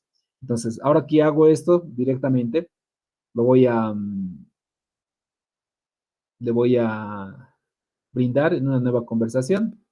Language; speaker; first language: Spanish; native; Spanish